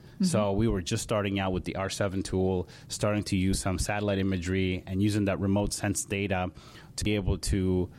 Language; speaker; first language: English; early bilingual, other home language; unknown